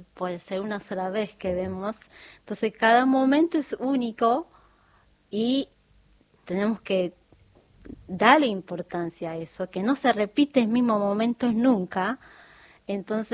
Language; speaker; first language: Spanish; non-native, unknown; Japanese